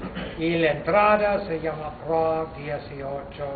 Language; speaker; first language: Spanish; non-native, fluent; English